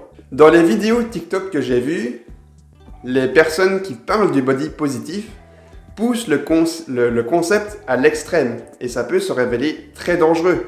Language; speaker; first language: French; native; French